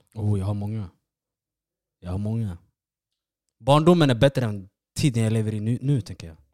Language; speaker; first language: Swedish; early bilingual, other home language; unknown